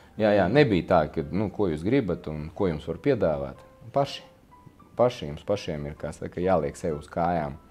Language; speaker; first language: Latvian; non-native, local second language; Russian